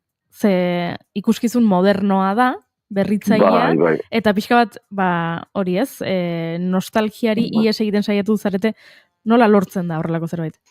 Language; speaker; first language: Basque; native; Basque